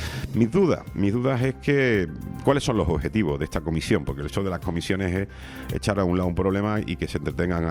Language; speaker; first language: Spanish; native; Spanish